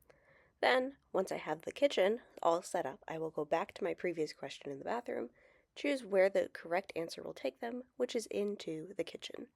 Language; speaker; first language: English; native; English